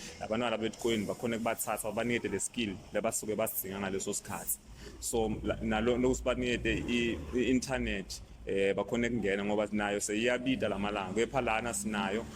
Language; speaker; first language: Zulu; non-native, local second language; Swati